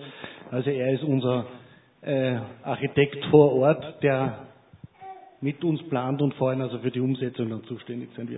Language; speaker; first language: German; native; German